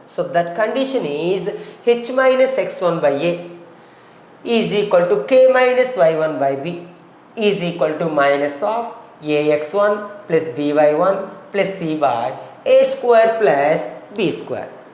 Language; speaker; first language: English; non-native, local second language; Telugu